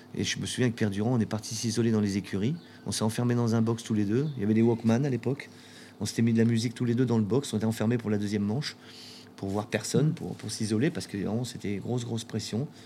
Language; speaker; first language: French; native; French